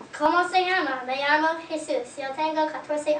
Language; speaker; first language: Spanish; non-native, learner; English